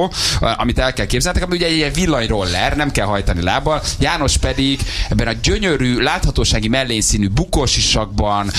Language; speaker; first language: Hungarian; native; Hungarian